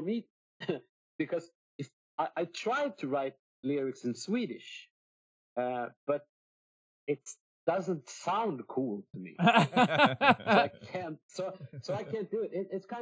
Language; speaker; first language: English; non-native, fluent; Swedish